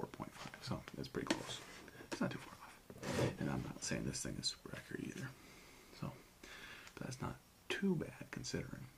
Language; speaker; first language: English; native; English